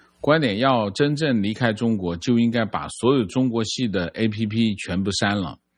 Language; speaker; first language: Chinese; native; Chinese